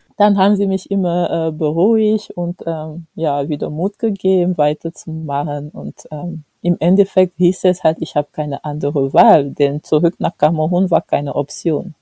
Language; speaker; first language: German; non-native, fluent; French